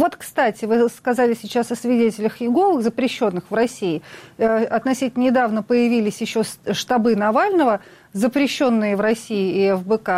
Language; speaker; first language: Russian; native; Russian